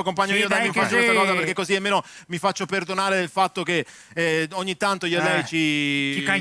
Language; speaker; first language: Italian; native; Italian